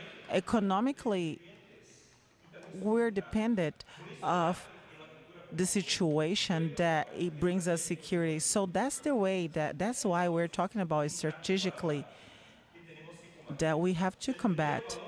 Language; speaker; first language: English; non-native, learner; Portuguese